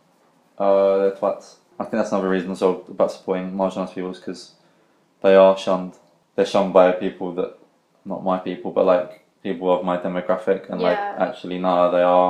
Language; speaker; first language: English; native; English